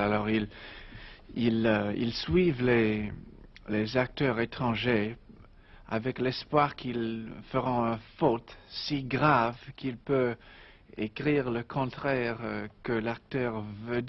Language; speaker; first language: French; non-native, learner; English